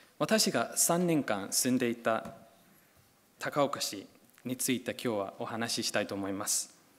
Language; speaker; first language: Japanese; non-native, fluent; English